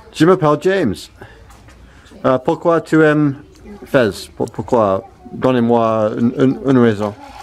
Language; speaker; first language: French; non-native, learner; English